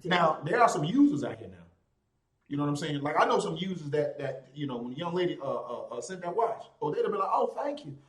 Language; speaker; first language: English; native; English